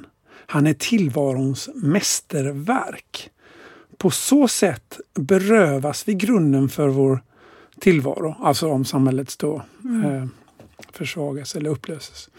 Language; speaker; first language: Swedish; native; Swedish